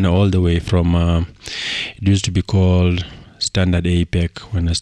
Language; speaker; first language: English; non-native, local second language; Xhosa